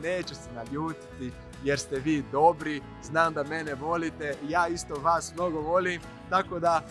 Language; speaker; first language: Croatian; non-native, fluent; Portuguese